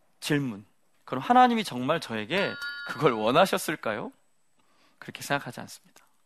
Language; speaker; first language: Korean; native; Korean